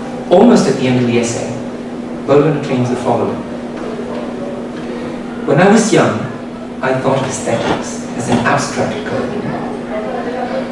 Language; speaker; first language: English; non-native, fluent; Spanish